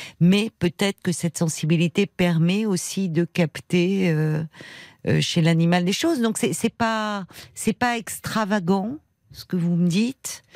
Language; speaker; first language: French; native; French